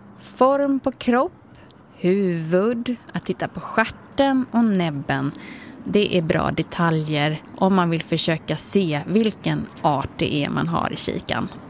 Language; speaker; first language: Swedish; native; Swedish